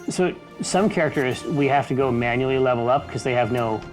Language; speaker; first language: English; native; English